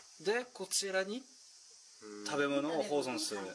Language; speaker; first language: Japanese; non-native, fluent; French